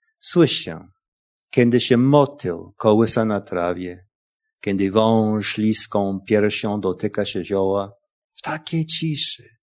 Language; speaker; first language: Polish; non-native, fluent; English